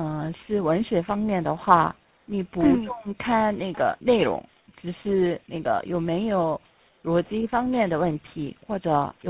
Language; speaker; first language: Chinese; non-native, fluent; Korean